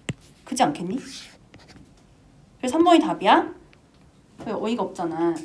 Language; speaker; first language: Korean; native; Korean